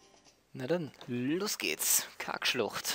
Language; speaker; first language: German; native; German